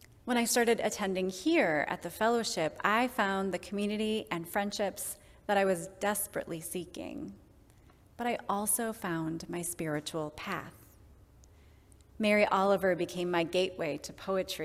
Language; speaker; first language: English; native; English